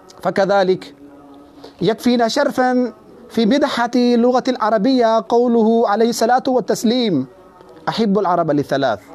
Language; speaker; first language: Arabic; non-native, fluent; Urdu